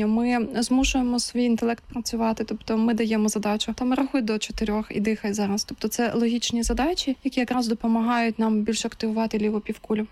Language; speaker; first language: Ukrainian; native; Ukrainian